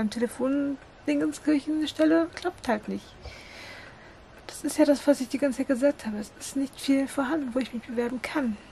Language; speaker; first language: German; native; German